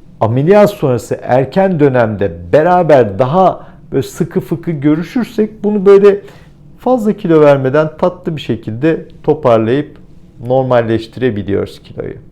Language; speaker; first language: Turkish; native; Turkish